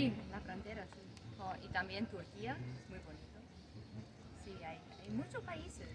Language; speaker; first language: Spanish; non-native, learner; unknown